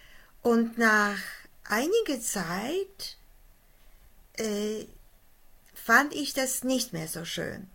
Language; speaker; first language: German; non-native, fluent; Polish